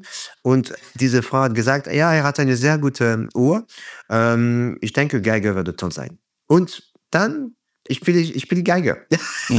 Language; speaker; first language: German; non-native, fluent; French